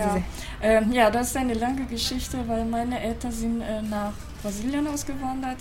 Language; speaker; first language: German; non-native, fluent; Japanese